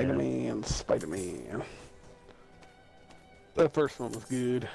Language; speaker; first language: English; native; English